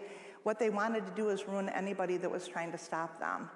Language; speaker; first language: English; native; English